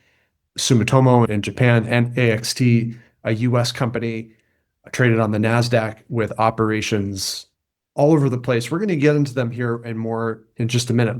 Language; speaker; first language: English; native; English